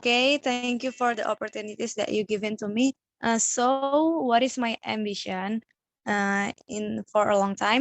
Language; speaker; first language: English; non-native, learner; Indonesian